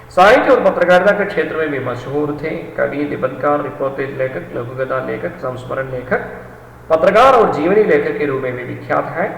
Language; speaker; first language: Hindi; non-native, local second language; Malayalam